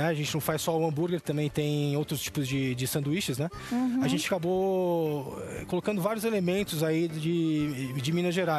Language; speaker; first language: Portuguese; native; Portuguese